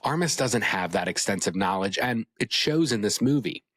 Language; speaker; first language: English; native; English